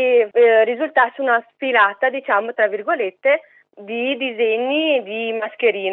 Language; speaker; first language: Italian; native; Italian